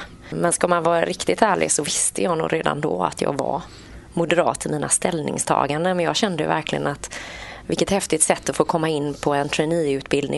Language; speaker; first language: Swedish; native; Swedish